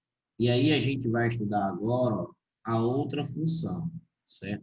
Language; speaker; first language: Portuguese; native; Portuguese